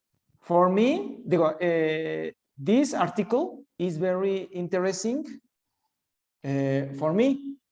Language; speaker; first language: English; non-native, learner; Spanish